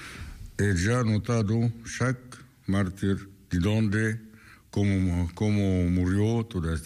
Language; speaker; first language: Spanish; non-native, fluent; Arabic